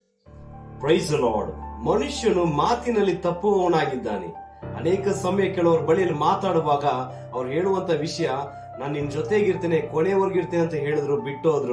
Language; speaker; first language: Kannada; native; Kannada